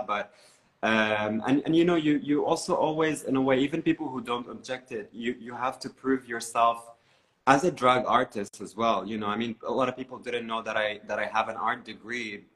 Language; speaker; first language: English; non-native, fluent; Arabic